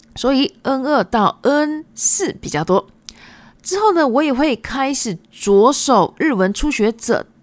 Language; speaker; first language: Chinese; early bilingual, other home language; Japanese